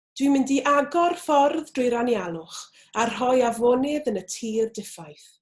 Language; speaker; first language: Welsh; native; Welsh